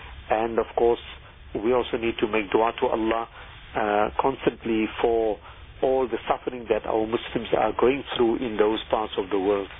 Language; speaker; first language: English; native; English